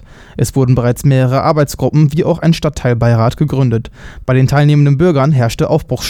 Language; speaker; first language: German; native; German